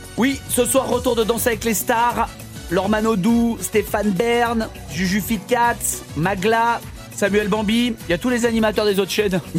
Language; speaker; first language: French; native; French